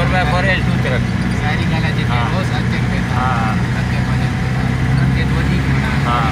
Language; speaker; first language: Hindi; non-native, local second language; Sindhi